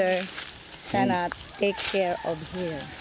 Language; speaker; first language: English; non-native, learner; Filipino